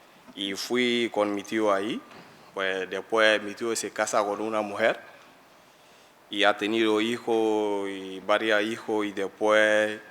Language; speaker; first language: Spanish; non-native, learner; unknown